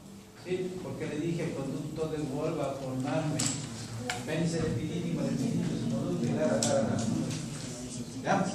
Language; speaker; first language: Spanish; native; Spanish